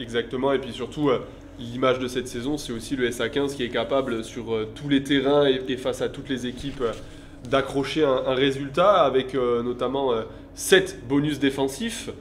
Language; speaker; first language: French; native; French